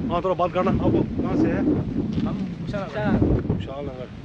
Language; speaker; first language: Hindi; non-native, local second language; Tibetan